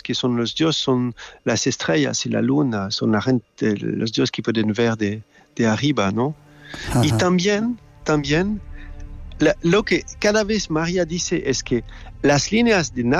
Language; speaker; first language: Spanish; non-native, learner; French